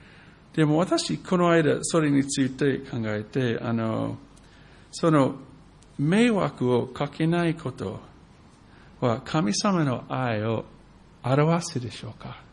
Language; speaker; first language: Japanese; non-native, fluent; English